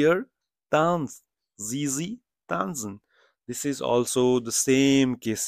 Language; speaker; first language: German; non-native, fluent; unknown